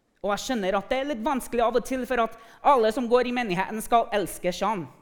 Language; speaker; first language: Norwegian; non-native, fluent; English